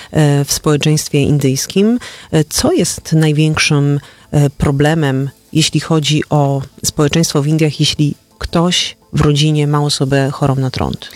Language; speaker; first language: Polish; native; Polish